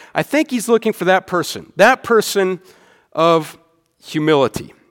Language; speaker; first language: English; native; English